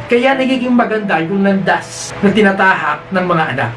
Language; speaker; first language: Filipino; native; Filipino